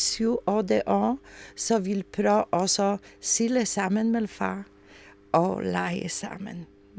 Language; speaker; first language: Danish; non-native, learner; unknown